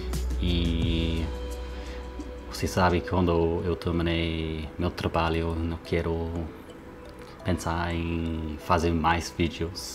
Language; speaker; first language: Portuguese; non-native, learner; English